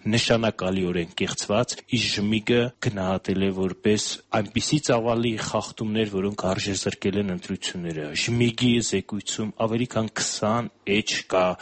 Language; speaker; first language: Armenian; native; Armenian